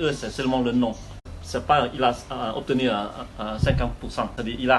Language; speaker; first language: French; non-native, learner; Lao